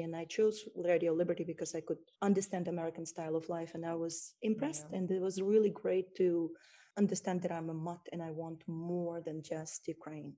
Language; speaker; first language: English; non-native, fluent; Ukrainian